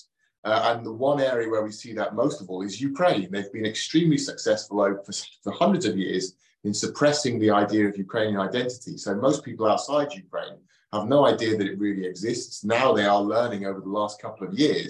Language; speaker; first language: English; native; English